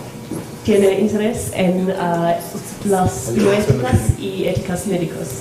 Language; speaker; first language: Spanish; non-native, learner; English